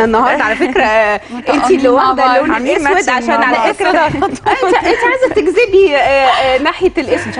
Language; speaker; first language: Arabic; native; Arabic